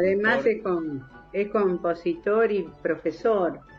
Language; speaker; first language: Spanish; native; Spanish